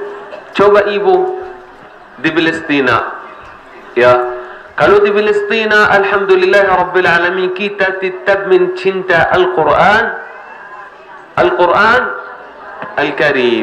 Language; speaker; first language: Indonesian; non-native, learner; Arabic